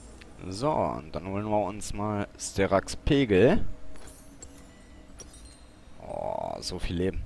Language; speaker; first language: German; native; German